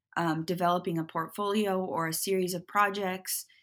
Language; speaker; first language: English; native; English